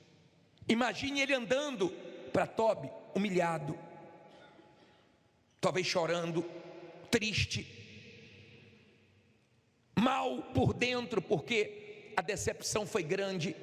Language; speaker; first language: Portuguese; native; Portuguese